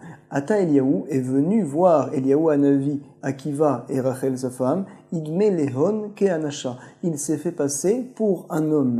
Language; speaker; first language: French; native; French